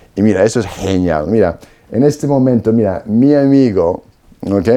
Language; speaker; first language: Spanish; non-native, fluent; Polish